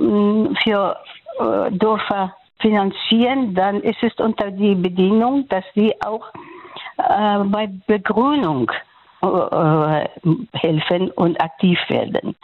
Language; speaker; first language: German; non-native, learner; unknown